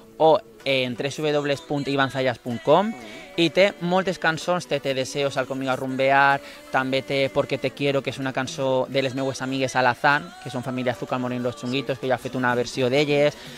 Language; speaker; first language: Catalan; native; Catalan